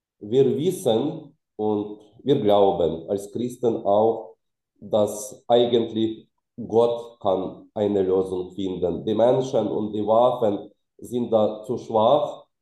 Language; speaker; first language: German; non-native, fluent; Ukrainian